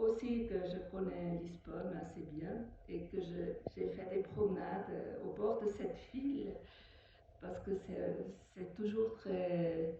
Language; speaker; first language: French; non-native, fluent; Portuguese